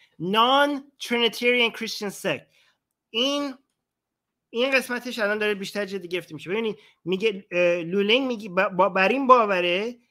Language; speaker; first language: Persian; native; Persian